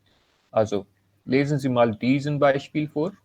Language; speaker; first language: German; non-native, learner; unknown